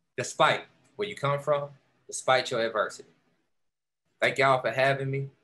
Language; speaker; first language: English; native; English